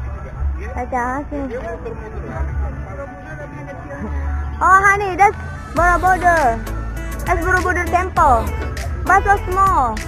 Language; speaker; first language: English; non-native, learner; Indonesian